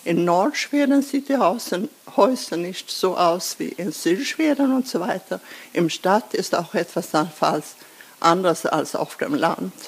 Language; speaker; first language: German; non-native, learner; Swedish